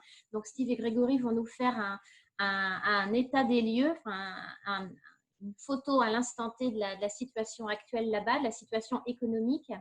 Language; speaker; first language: French; native; French